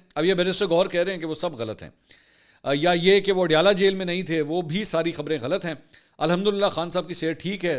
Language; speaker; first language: Urdu; native; Urdu